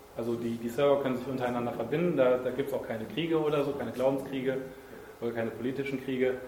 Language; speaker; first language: German; native; German